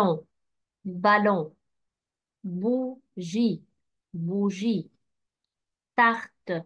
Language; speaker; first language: French; non-native, fluent; Arabic